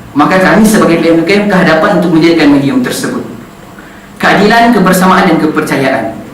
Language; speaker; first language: Malay; non-native, local second language; Central Dusun